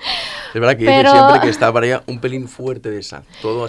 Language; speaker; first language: Spanish; native; Spanish